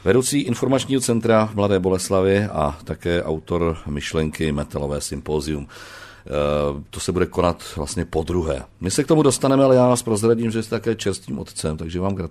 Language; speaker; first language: Czech; native; Czech